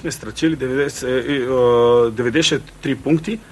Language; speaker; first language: Polish; non-native, fluent; Croatian